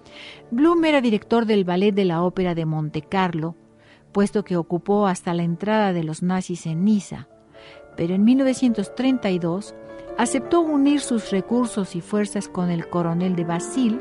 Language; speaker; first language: Spanish; native; Spanish